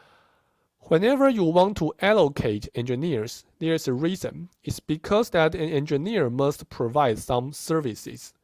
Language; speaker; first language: English; non-native, fluent; Chinese